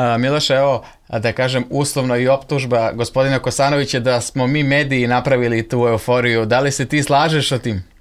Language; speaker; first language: Serbian; native; Serbian